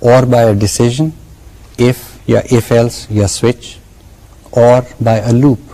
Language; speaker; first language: English; non-native, local second language; Urdu